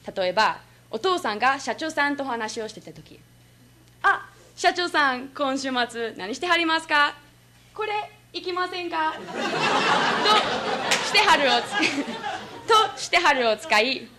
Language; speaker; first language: Japanese; non-native, fluent; English